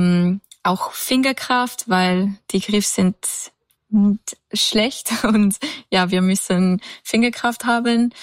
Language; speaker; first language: German; non-native, learner; English